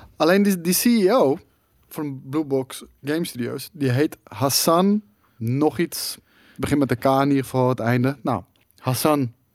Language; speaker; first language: Dutch; native; Dutch